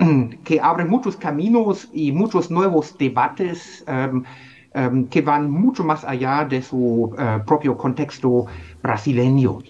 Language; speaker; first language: Spanish; non-native, fluent; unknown